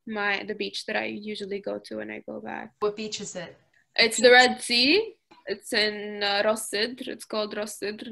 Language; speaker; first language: English; early bilingual, other home language; Arabic